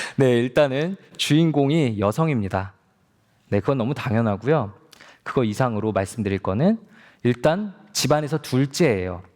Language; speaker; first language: Korean; native; Korean